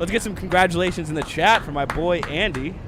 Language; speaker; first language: English; native; English